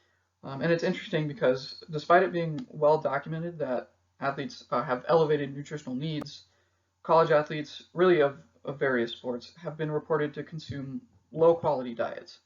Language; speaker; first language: English; native; English